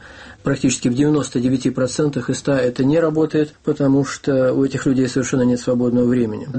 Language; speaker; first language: Russian; native; Russian